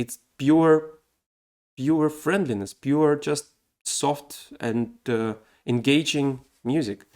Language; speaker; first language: English; non-native, fluent; Russian